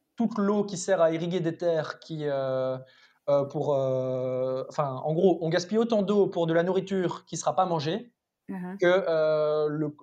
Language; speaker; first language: French; native; French